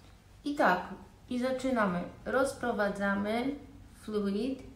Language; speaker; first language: Polish; early bilingual, heritage; Polish